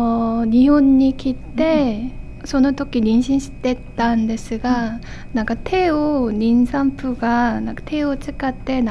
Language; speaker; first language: Japanese; non-native, fluent; Korean